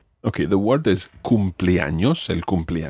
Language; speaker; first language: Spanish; non-native, fluent; English